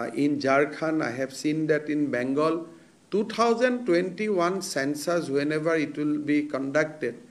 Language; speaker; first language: English; non-native, local second language; Assamese